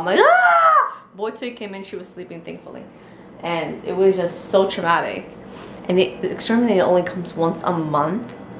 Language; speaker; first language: English; early bilingual, other home language; Spanish